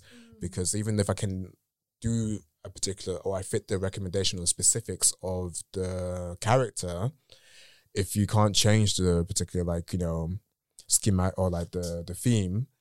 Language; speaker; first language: English; native; English